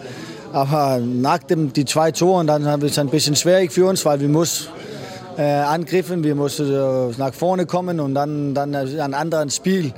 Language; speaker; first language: German; non-native, fluent; Danish